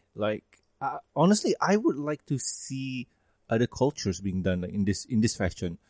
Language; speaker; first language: English; non-native, local second language; Malay